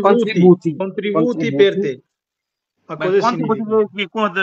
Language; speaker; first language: Italian; non-native, learner; Bangla